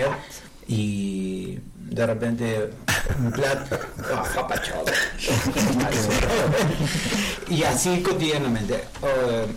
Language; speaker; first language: Catalan; non-native, learner; Spanish